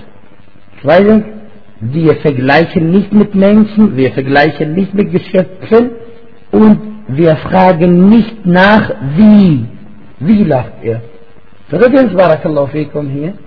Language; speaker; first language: German; non-native, fluent; Arabic